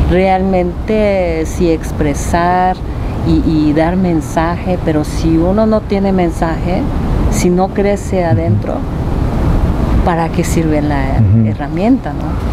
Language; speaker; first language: Spanish; non-native, fluent; Japanese